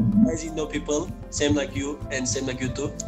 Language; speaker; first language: English; non-native, learner; Turkish